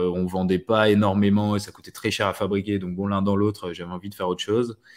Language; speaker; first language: French; native; French